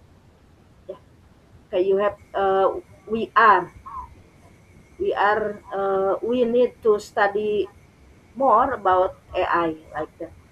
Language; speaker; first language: English; non-native, learner; Indonesian